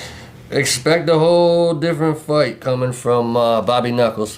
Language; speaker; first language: English; native; English